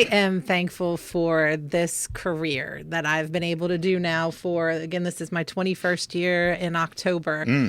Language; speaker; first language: English; native; English